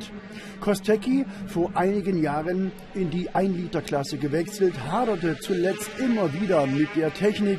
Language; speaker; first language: German; native; German